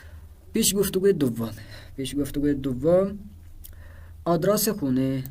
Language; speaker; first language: Persian; non-native, fluent; Urdu